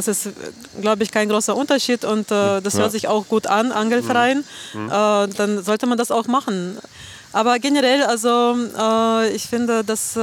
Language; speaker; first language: German; non-native, fluent; Russian